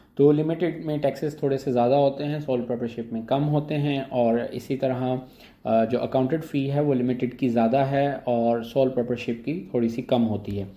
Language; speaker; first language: Urdu; native; Urdu